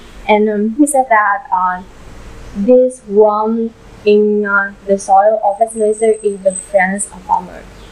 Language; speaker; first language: English; non-native, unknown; Vietnamese